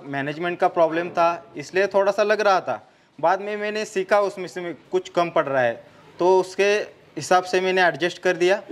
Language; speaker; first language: Hindi; non-native, local second language; Marathi